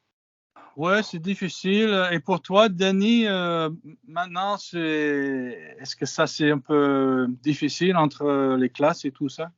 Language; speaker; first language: French; non-native, fluent; English